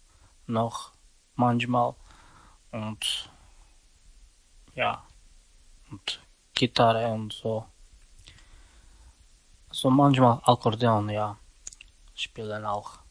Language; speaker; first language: German; non-native, learner; Romany